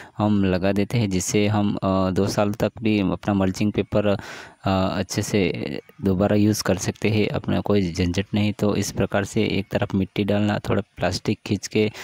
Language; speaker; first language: Hindi; native; Hindi